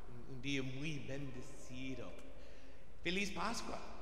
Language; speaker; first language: Spanish; non-native, fluent; English